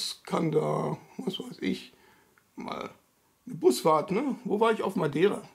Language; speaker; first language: German; native; German